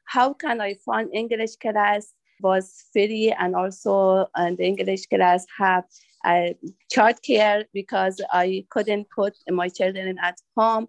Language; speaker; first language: English; non-native, learner; Persian